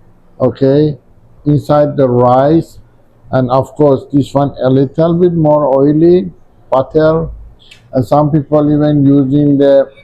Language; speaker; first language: English; non-native, learner; Persian